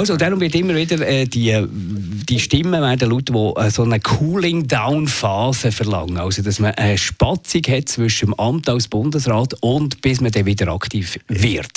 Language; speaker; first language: German; native; German